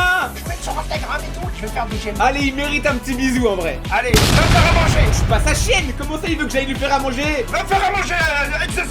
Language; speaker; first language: French; native; French